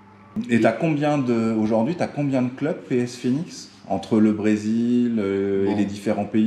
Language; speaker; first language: French; native; French